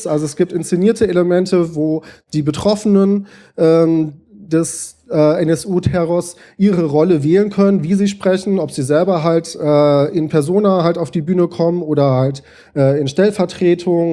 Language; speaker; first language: German; native; German